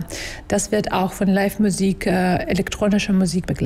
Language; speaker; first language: German; non-native, learner; Russian